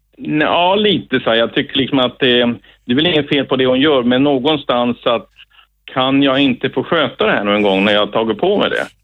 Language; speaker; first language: Swedish; native; Swedish